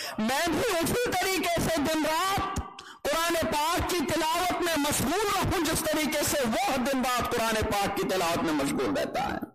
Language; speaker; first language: Urdu; non-native, local second language; Kashmiri